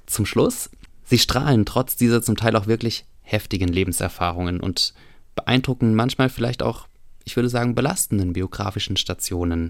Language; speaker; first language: German; native; German